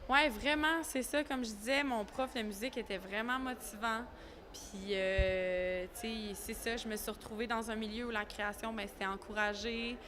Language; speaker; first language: French; native; French